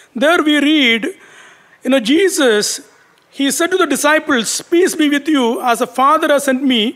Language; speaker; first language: English; non-native, local second language; Tamil